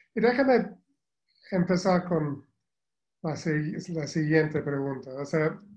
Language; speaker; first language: Spanish; non-native, fluent; English